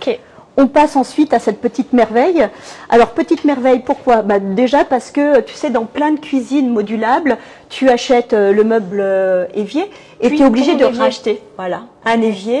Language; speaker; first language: French; native; French